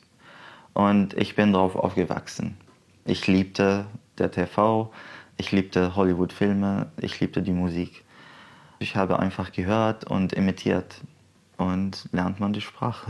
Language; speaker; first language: German; non-native, fluent; Arabic